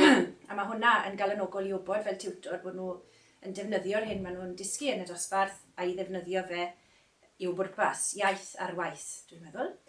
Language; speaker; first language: Welsh; native; Welsh